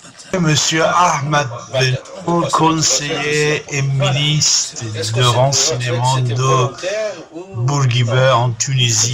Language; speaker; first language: French; non-native, fluent; Persian